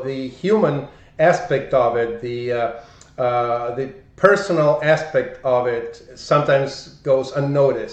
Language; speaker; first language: English; non-native, fluent; Spanish